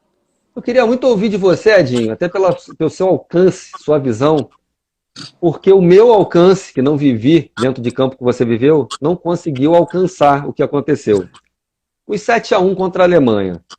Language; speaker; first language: Portuguese; native; Portuguese